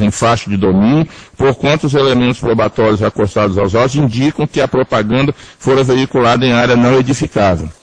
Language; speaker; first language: Portuguese; native; Portuguese